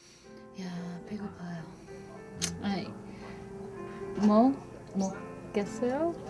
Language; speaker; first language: Korean; non-native, learner; English